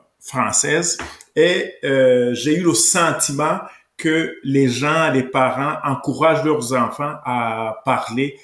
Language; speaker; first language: French; non-native, local second language; Kinyarwanda